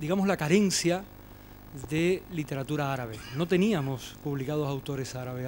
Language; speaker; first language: Spanish; native; Spanish